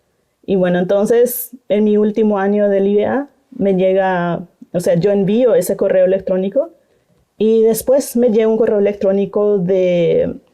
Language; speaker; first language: Spanish; non-native, local second language; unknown